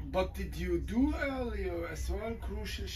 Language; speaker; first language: English; non-native, learner; German